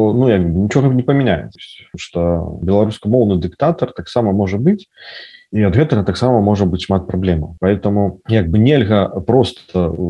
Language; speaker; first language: Belarusian; non-native, local second language; Russian